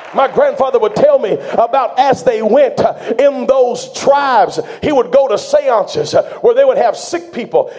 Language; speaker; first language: English; native; English